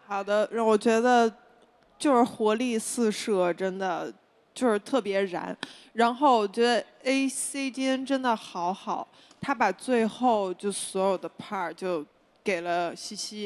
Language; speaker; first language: Chinese; non-native, fluent; Japanese